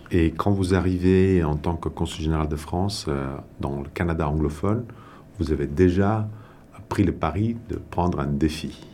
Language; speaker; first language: French; non-native, local second language; Tamil